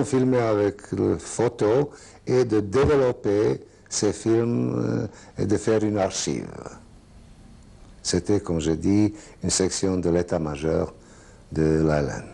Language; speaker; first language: French; non-native, fluent; Serbian